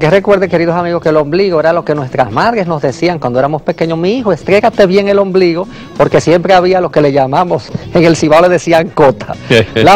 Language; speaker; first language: Spanish; native; Spanish